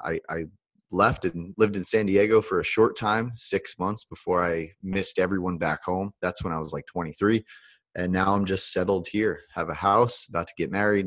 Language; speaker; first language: English; native; English